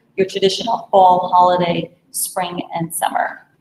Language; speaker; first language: English; native; English